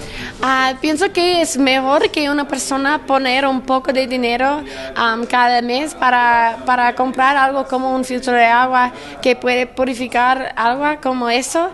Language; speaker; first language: Spanish; non-native, learner; English